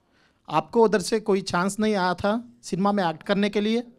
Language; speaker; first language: Hindi; non-native, local second language; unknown